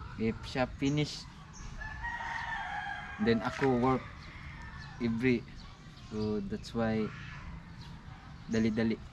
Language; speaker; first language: English; non-native, learner; Cebuano